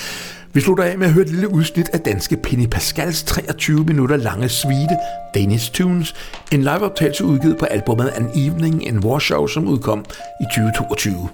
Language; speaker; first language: Danish; native; Danish